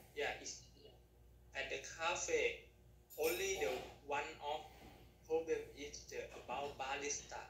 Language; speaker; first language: English; non-native, learner; Thai